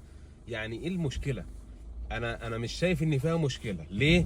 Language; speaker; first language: Arabic; native; Arabic